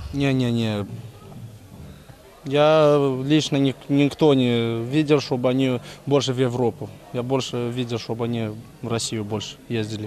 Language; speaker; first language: Russian; non-native, learner; Romanian